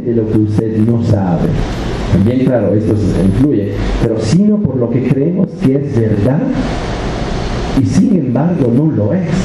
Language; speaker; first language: Spanish; non-native, fluent; Italian